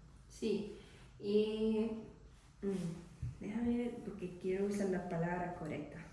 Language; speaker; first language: Spanish; non-native, learner; English